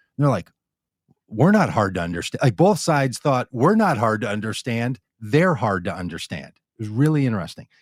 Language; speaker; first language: English; native; English